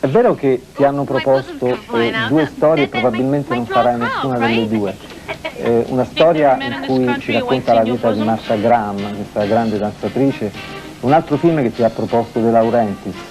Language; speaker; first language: Italian; native; Italian